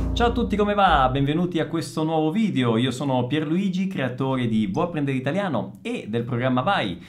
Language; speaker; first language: Italian; native; Italian